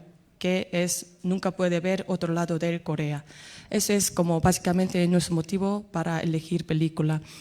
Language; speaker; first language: Spanish; non-native, fluent; Korean